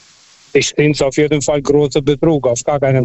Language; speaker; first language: German; early bilingual, other home language; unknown